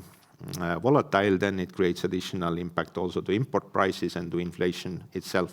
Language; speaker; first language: English; non-native, fluent; Estonian